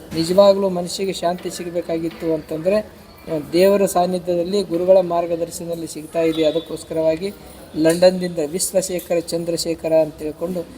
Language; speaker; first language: Kannada; native; Kannada